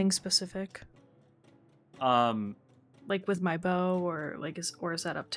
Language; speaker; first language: English; native; English